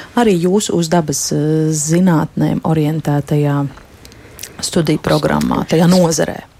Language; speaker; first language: Latvian; native; Latvian